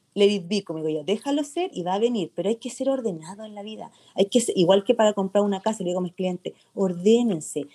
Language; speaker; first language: Spanish; native; Spanish